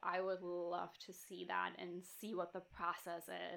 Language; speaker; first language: English; non-native, fluent; Russian